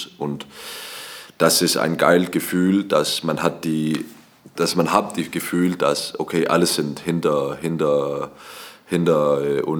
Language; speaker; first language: German; non-native, learner; Danish